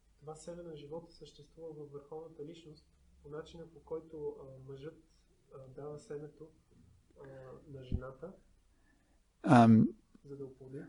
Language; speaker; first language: Bulgarian; native; Bulgarian